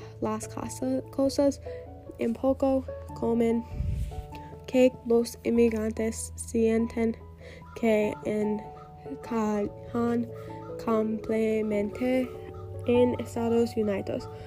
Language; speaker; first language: Spanish; non-native, learner; English